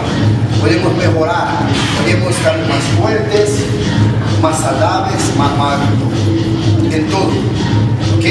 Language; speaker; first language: Spanish; non-native, learner; Portuguese